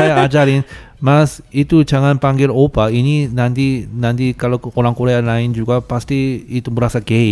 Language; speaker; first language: Indonesian; non-native, fluent; Korean